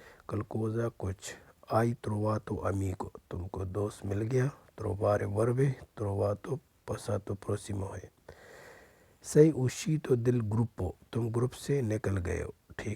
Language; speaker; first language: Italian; non-native, learner; Urdu